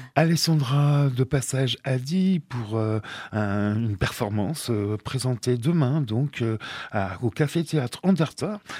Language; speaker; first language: French; native; French